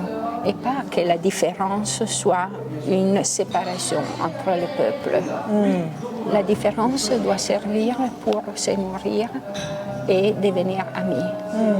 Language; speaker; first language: French; non-native, local second language; Italian